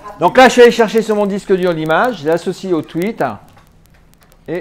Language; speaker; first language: French; native; French